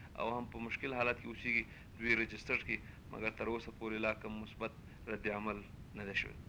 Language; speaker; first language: Pashto; non-native, local second language; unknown